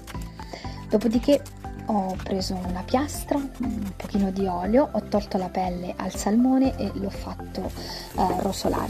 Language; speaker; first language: Italian; native; Italian